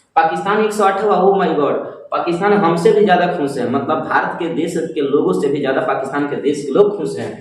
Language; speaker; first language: Hindi; native; Hindi